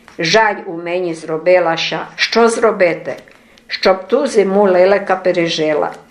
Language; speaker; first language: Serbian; non-native, local second language; Ukrainian